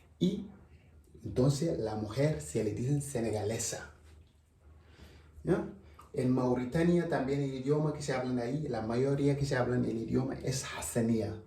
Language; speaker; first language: Spanish; non-native, learner; Wolof